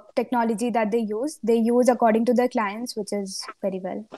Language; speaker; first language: English; non-native, local second language; Hindi